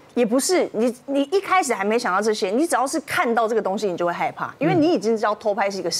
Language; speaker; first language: Chinese; native; Chinese